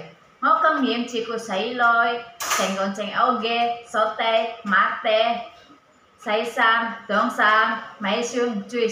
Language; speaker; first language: Cantonese; non-native, learner; Indonesian